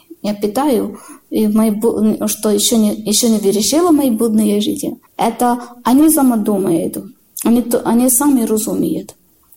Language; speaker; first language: Ukrainian; non-native, learner; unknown